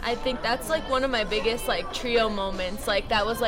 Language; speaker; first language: English; native; English